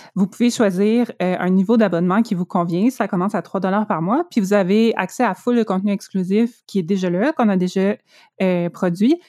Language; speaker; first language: French; native; French